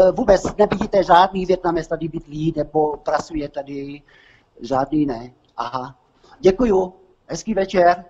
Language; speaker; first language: Czech; non-native, learner; Vietnamese